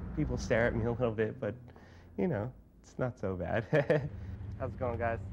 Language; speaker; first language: English; native; English